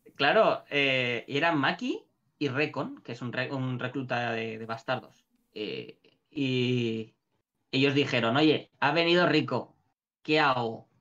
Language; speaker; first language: Spanish; native; Spanish